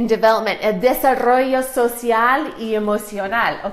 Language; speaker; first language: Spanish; non-native, fluent; English